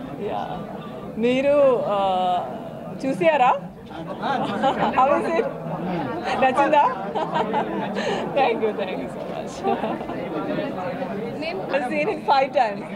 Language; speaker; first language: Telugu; non-native, learner; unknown